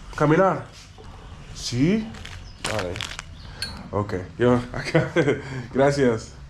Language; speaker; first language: Spanish; non-native, learner; English